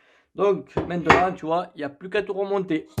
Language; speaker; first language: French; native; French